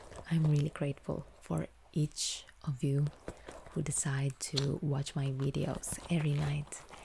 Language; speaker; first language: English; non-native, fluent; Italian